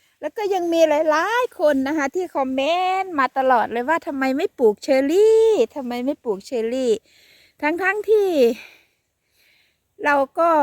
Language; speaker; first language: Thai; native; Thai